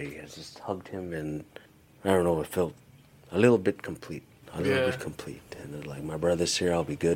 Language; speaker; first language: English; early bilingual, other home language; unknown